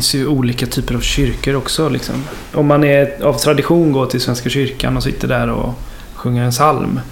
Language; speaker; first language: Swedish; native; Swedish